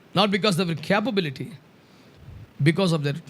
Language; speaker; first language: English; non-native, local second language; Telugu